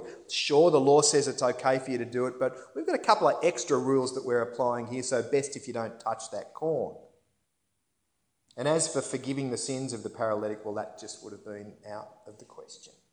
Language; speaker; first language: English; native; English